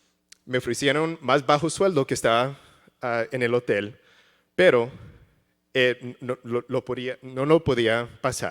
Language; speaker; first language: Spanish; early bilingual, heritage; English